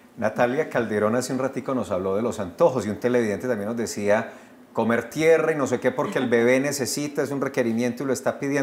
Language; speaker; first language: Spanish; native; Spanish